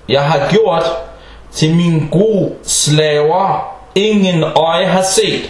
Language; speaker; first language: Danish; early bilingual, other home language; Arabic